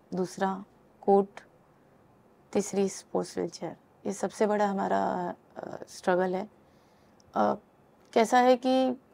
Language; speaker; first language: Hindi; native; Hindi